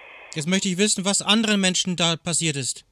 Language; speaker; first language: German; native; German